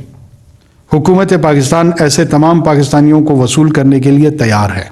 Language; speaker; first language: Urdu; non-native, local second language; Pashto